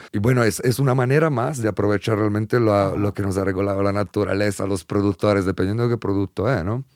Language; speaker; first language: Spanish; non-native, fluent; Italian